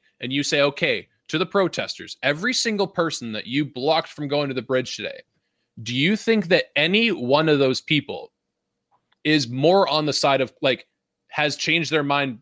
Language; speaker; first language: English; native; English